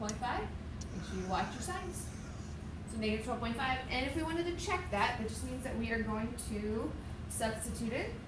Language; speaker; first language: English; native; English